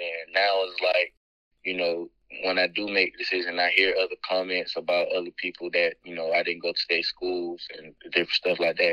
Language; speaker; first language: English; native; English